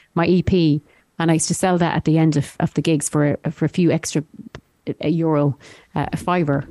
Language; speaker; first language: English; native; English